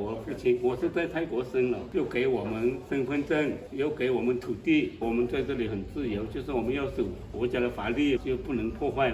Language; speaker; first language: Chinese; early bilingual, heritage; Chinese